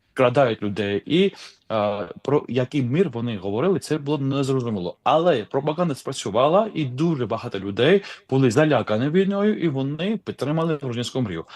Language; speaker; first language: Ukrainian; non-native, fluent; Georgian